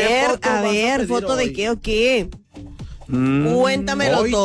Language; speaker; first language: Spanish; native; Spanish